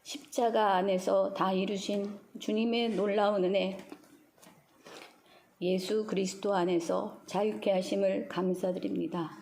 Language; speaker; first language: Korean; native; Korean